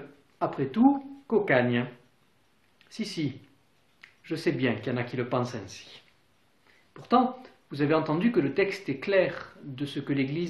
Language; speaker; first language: French; native; French